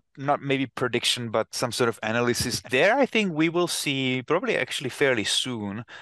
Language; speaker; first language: English; non-native, fluent; Czech